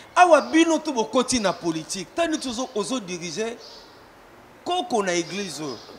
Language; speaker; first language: Lingala; native; Lingala